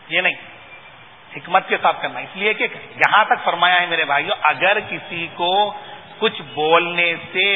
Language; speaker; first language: Urdu; native; Urdu